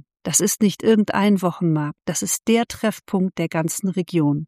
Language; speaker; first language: German; native; German